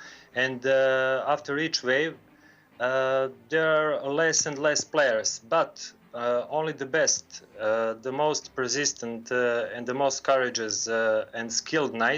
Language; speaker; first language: English; non-native, learner; Serbian